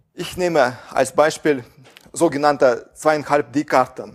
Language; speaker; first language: German; non-native, fluent; Russian